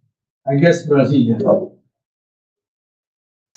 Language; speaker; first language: English; non-native, learner; Italian